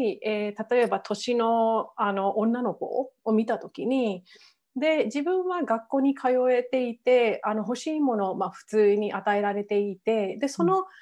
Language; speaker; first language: Japanese; non-native, fluent; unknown